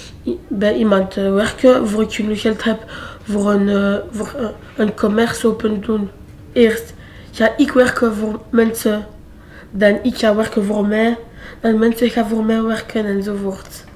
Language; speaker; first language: Dutch; non-native, local second language; French